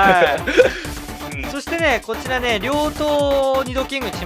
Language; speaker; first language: Japanese; native; Japanese